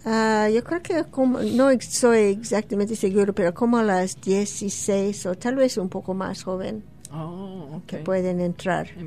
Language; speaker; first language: Spanish; non-native, fluent; English